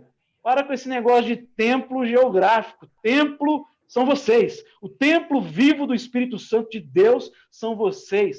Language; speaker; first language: Portuguese; native; Portuguese